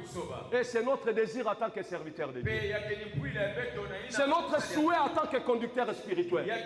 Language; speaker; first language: French; non-native, local second language; Lingala